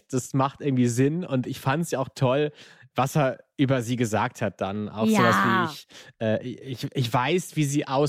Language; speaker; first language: German; native; German